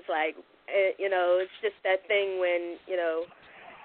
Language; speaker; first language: English; native; English